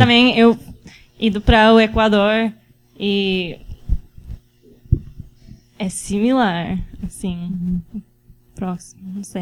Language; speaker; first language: Portuguese; non-native, fluent; Spanish